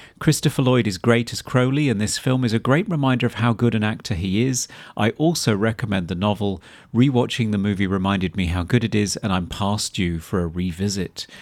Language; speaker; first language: English; native; English